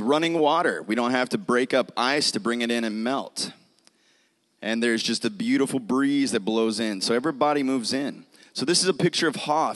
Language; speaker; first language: English; native; English